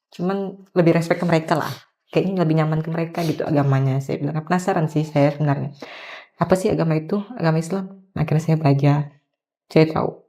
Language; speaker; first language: Indonesian; native; Indonesian